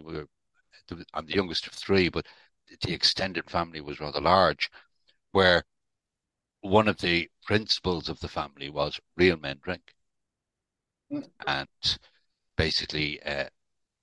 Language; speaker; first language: English; native; English